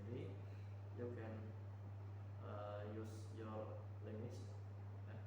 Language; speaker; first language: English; non-native, learner; Indonesian